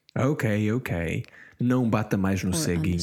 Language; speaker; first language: Portuguese; non-native, learner; English